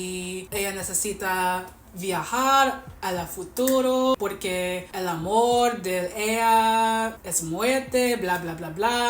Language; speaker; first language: Spanish; non-native, learner; English